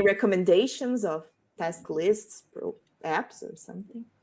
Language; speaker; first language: English; non-native, fluent; Portuguese